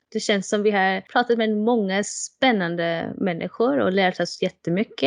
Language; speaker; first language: Swedish; non-native, fluent; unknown